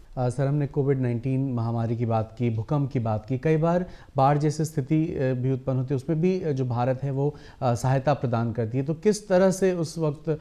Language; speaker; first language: Hindi; native; Hindi